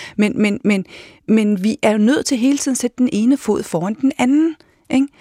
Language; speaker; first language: Danish; native; Danish